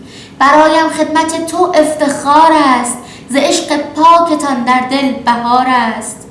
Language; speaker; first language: Persian; native; Persian